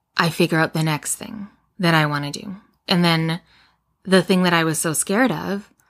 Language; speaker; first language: English; native; English